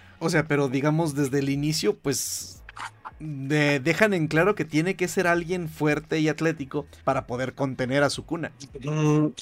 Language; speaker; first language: Spanish; native; Spanish